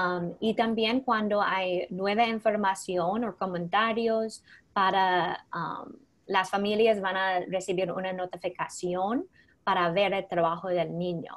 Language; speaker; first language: Spanish; non-native, fluent; English